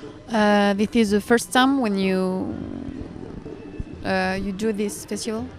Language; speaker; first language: English; non-native, learner; French